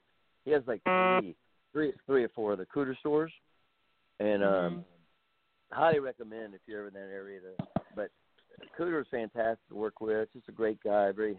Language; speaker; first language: English; native; English